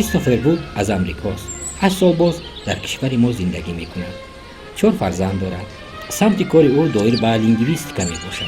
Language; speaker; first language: Persian; native; Persian